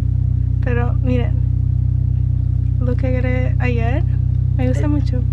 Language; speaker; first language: Spanish; early bilingual, other home language; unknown